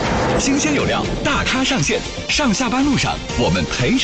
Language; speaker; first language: Chinese; native; Chinese